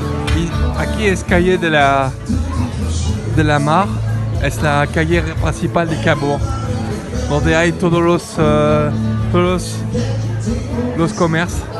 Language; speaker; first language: Spanish; non-native, learner; French